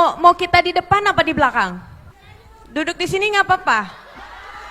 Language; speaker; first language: Indonesian; native; Indonesian